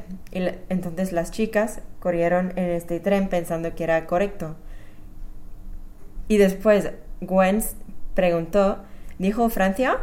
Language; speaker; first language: Spanish; non-native, fluent; English